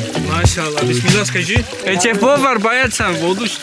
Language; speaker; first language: Russian; non-native, learner; Malay